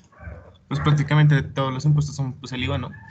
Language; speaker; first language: Spanish; native; Spanish